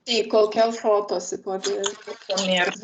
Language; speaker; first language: Spanish; non-native, learner; Lithuanian